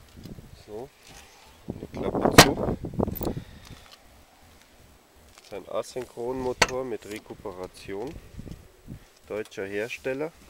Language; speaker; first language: German; native; German